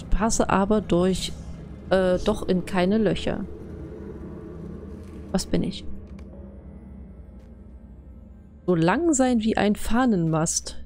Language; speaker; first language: German; native; German